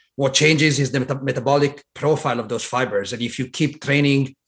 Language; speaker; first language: English; non-native, fluent; Italian